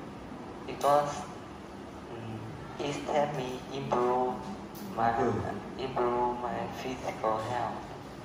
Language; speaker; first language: English; non-native, learner; Vietnamese